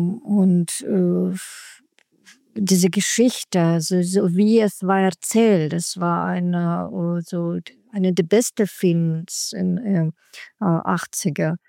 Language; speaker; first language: German; non-native, learner; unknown